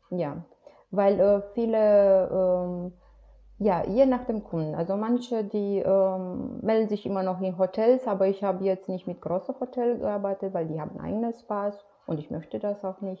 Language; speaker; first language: German; non-native, fluent; Romanian